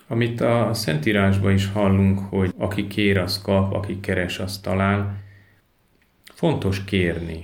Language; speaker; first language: Hungarian; native; Hungarian